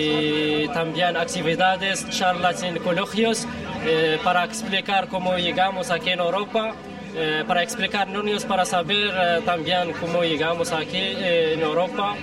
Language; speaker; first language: Spanish; non-native, learner; Arabic